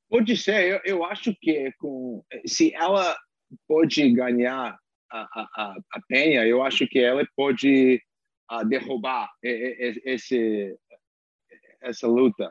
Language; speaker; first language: Portuguese; non-native, learner; English